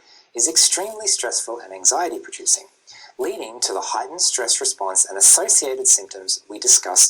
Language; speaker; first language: English; native; English